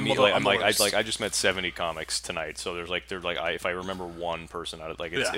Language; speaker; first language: English; native; English